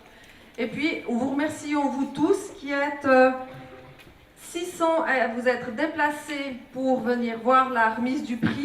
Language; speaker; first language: French; native; French